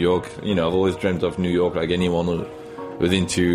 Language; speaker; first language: English; non-native, fluent; French